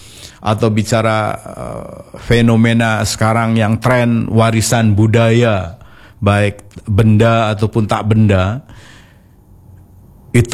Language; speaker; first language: Indonesian; non-native, local second language; Javanese